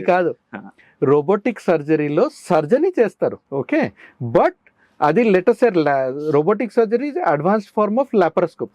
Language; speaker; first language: Telugu; non-native, learner; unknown